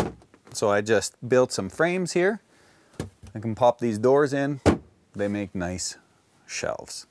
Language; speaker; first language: English; native; English